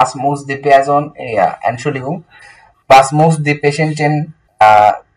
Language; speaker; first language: German; non-native, learner; Bangla